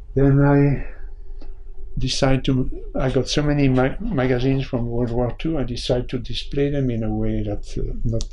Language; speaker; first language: English; non-native, fluent; French